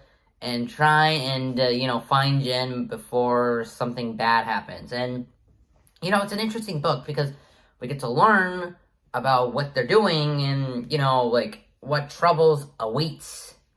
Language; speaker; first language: English; native; English